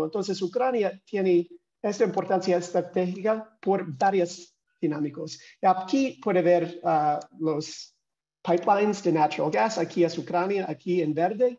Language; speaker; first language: Spanish; non-native, fluent; English